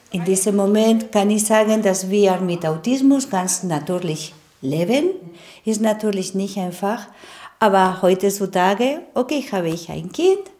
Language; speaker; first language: German; non-native, fluent; Spanish